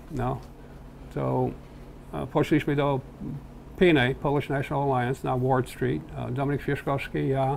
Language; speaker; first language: Polish; early bilingual, heritage; Polish